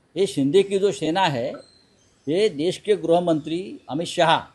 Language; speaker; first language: Hindi; non-native, local second language; Marathi